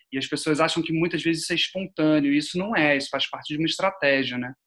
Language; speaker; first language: Portuguese; native; Portuguese